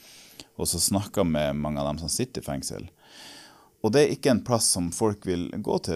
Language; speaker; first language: Norwegian; native; Norwegian